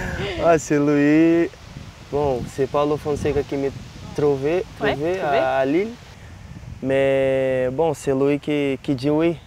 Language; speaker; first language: French; non-native, learner; Portuguese